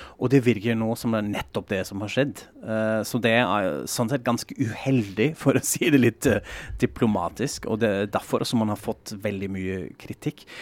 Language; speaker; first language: Norwegian; non-native, fluent; German